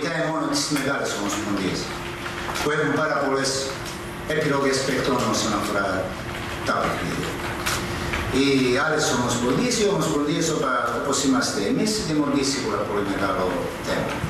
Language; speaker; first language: Greek; non-native, fluent; Serbian